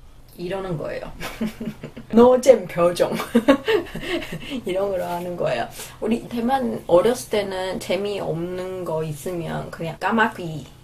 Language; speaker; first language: Korean; non-native, fluent; Chinese